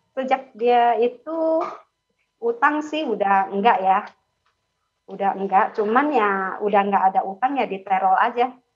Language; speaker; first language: Indonesian; native; Indonesian